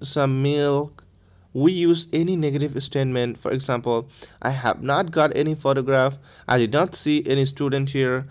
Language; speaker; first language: English; non-native, local second language; Bangla